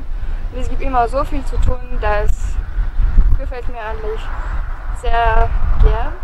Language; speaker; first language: German; non-native, fluent; French